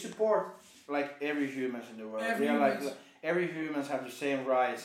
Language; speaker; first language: English; non-native, fluent; Finnish